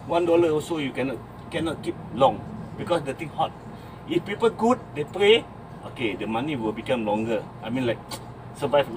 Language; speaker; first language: English; non-native, local second language; Malay